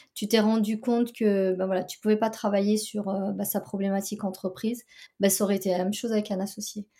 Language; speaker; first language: French; native; French